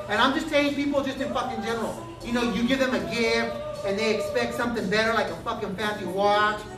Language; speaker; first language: English; early bilingual, other home language; Spanish